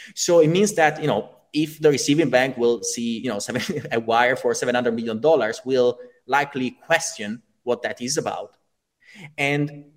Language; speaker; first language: English; non-native, fluent; Italian